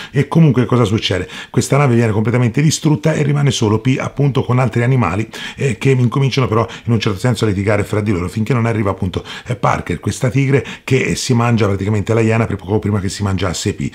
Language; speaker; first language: Italian; native; Italian